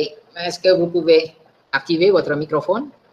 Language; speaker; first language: French; non-native, fluent; Indonesian